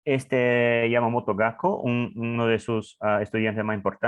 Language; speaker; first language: Spanish; non-native, learner; English